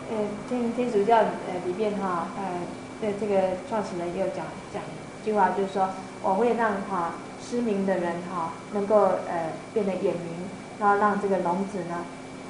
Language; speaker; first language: Chinese; native; Chinese